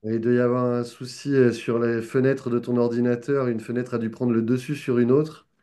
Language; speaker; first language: French; native; French